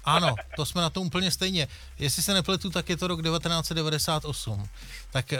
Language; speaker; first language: Czech; native; Czech